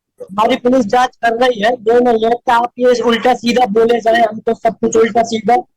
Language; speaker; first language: Hindi; native; Hindi